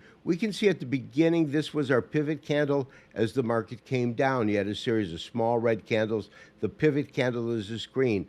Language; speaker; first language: English; native; English